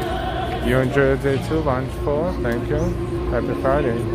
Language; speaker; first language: English; non-native, fluent; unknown